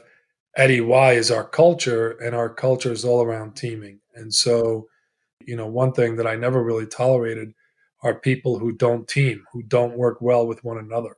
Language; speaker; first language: English; early bilingual, other home language; Italian